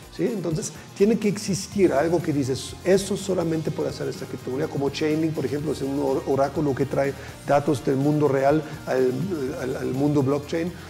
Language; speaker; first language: Spanish; non-native, fluent; German